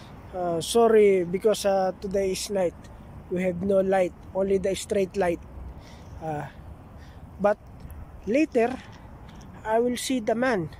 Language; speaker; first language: English; non-native, local second language; Filipino